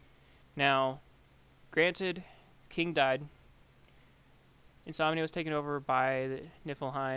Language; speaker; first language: English; native; English